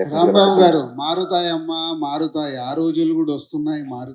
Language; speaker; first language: Telugu; native; Telugu